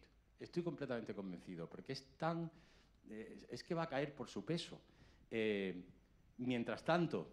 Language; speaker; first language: Spanish; native; Spanish